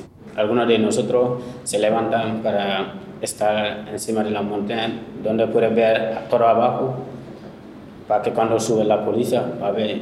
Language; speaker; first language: Spanish; non-native, learner; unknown